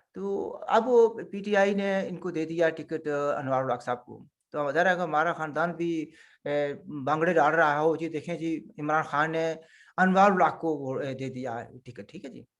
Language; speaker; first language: Urdu; non-native, local second language; Punjabi